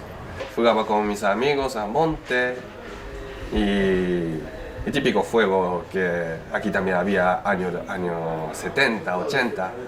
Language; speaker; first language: Spanish; non-native, learner; Japanese